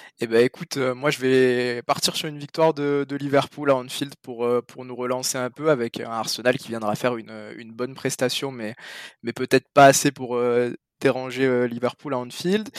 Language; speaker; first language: French; native; French